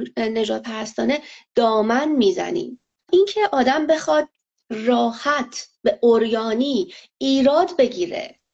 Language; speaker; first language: Persian; non-native, local second language; Azerbaijani